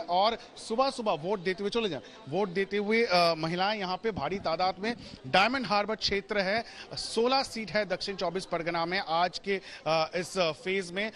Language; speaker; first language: Hindi; non-native, local second language; Bangla